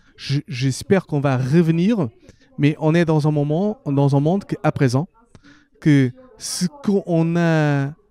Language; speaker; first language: French; non-native, fluent; Portuguese